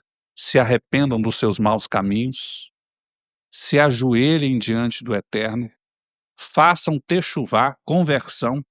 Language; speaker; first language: Portuguese; native; Portuguese